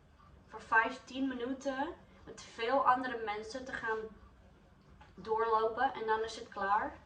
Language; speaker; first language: Dutch; non-native, learner; English